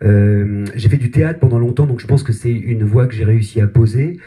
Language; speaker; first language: French; native; French